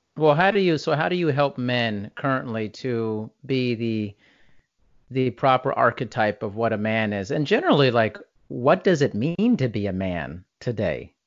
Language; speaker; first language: English; native; English